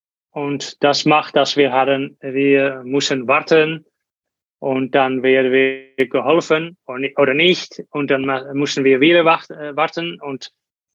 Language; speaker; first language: German; non-native, learner; Dutch